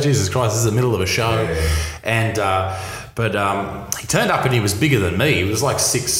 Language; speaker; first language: English; native; English